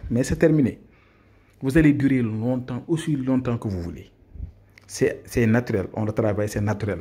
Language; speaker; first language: French; non-native, local second language; Wolof